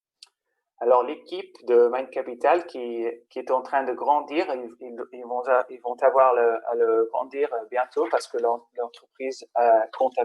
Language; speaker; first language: French; non-native, fluent; Spanish